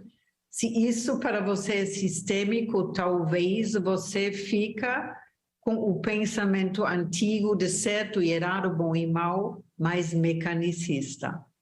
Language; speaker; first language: Portuguese; non-native, fluent; German